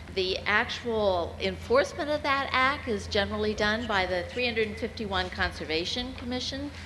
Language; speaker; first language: English; native; English